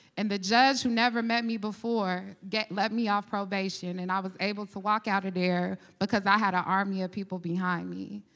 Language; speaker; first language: English; native; English